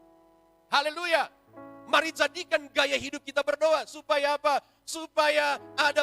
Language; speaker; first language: Indonesian; native; Indonesian